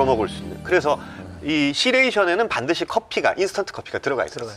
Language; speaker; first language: Korean; native; Korean